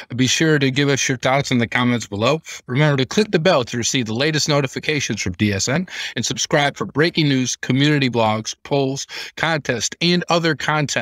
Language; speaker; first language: English; native; English